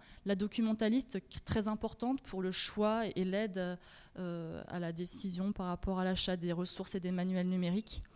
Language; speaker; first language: French; native; French